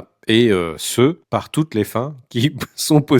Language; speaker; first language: French; native; French